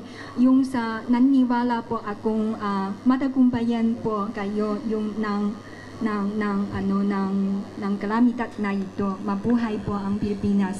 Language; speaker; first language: Filipino; non-native, learner; Chinese